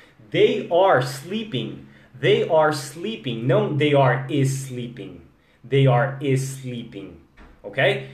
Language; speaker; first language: English; non-native, fluent; Portuguese